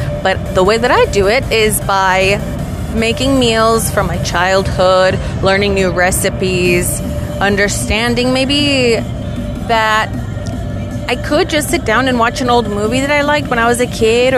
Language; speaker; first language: English; early bilingual, other home language; Spanish